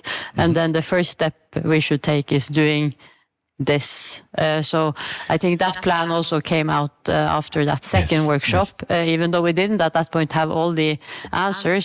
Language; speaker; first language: English; non-native, fluent; Norwegian